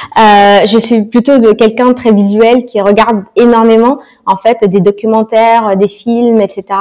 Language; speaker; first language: French; non-native, local second language; Arabic